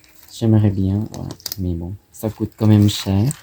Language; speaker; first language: French; non-native, fluent; Thai